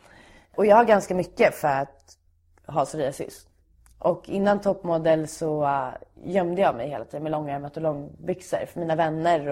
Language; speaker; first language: Swedish; native; Swedish